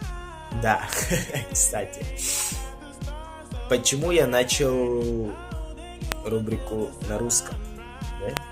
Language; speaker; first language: Russian; non-native, local second language; Yakut